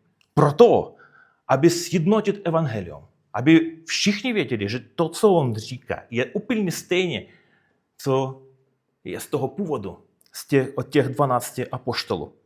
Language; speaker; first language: Czech; non-native, fluent; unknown